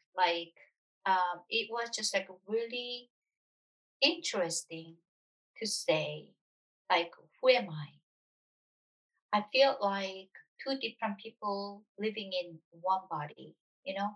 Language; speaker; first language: English; non-native, fluent; Korean